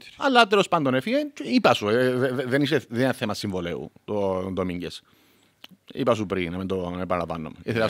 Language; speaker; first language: Greek; native; Greek